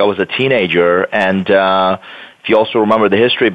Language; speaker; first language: English; non-native, fluent; Persian